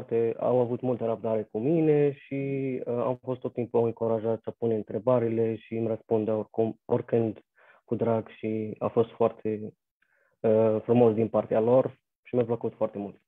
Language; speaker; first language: Romanian; non-native, fluent; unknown